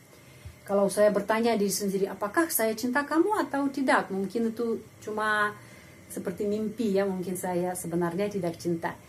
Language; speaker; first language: Indonesian; non-native, fluent; Russian